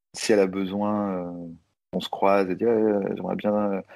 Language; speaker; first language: French; native; French